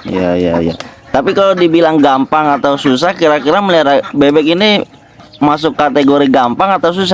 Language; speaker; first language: Indonesian; native; Indonesian